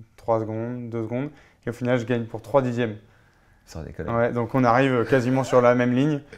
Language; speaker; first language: French; native; French